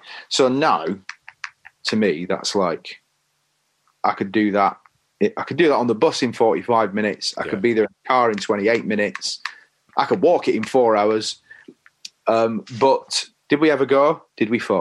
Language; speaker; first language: English; native; English